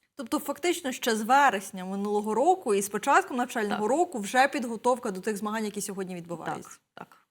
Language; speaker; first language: Ukrainian; native; Ukrainian